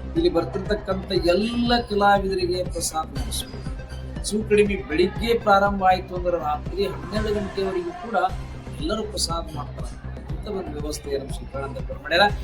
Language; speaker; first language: Kannada; native; Kannada